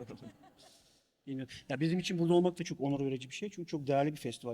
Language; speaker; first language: Turkish; native; Turkish